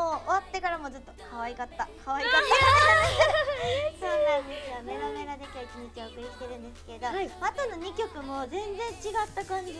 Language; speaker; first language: Japanese; native; Japanese